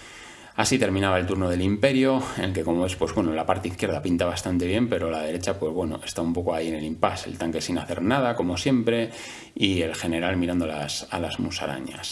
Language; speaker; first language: Spanish; native; Spanish